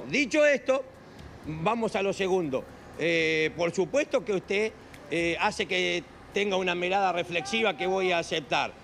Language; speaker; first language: Spanish; native; Spanish